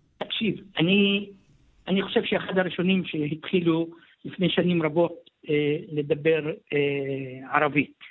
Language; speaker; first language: Hebrew; non-native, local second language; Arabic